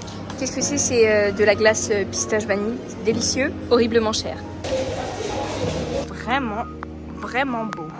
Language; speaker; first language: French; native; French